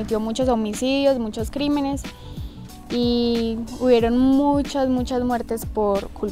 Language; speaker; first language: Spanish; native; Spanish